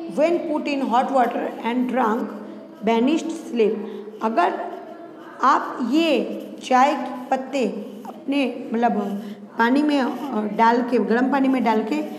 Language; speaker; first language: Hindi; non-native, local second language; Gujarati